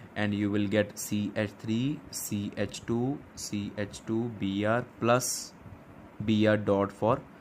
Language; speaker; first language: Hindi; non-native, local second language; Punjabi